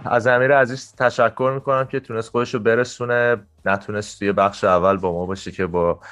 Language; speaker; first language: Persian; native; Persian